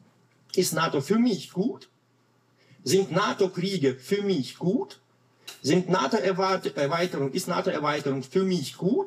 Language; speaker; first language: German; non-native, fluent; Russian